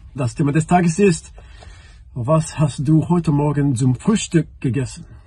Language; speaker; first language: German; non-native, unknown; English